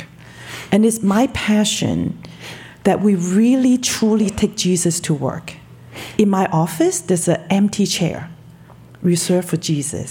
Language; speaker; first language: English; non-native, local second language; Cantonese